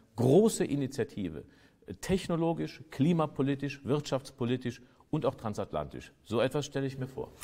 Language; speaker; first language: German; native; German